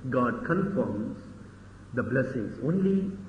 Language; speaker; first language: English; non-native, local second language; Tamil